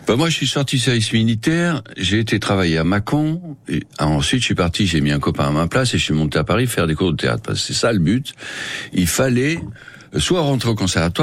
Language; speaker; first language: French; non-native, local second language; Spanish